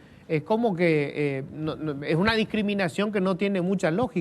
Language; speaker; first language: Spanish; native; Spanish